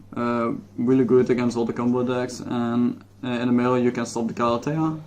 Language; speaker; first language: English; non-native, fluent; Dutch